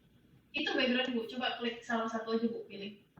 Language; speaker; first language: Indonesian; native; Indonesian